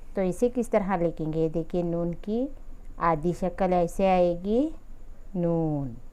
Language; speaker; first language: Hindi; native; Hindi